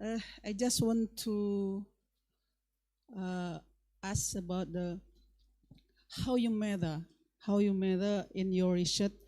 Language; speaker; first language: English; non-native, learner; Indonesian